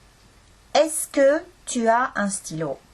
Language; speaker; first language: French; non-native, fluent; Estonian